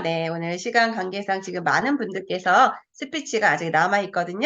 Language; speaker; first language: Korean; native; Korean